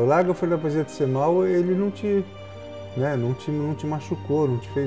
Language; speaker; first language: Portuguese; native; Portuguese